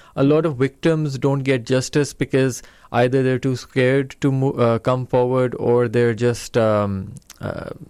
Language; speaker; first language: English; non-native, local second language; Urdu